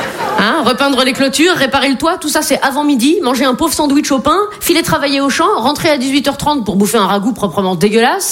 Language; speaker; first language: French; native; French